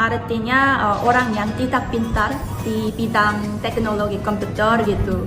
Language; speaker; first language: Indonesian; non-native, fluent; Korean